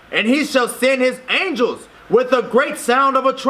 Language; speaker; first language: English; native; English